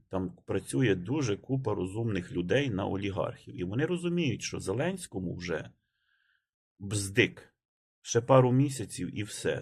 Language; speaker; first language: Ukrainian; native; Ukrainian